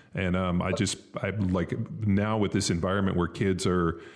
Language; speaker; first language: English; native; English